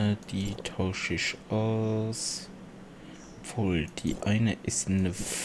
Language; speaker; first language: German; non-native, local second language; Luxembourgish